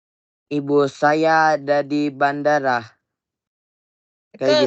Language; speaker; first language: Indonesian; non-native, learner; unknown